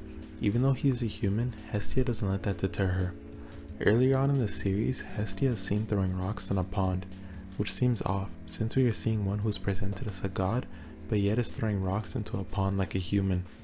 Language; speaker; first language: English; native; English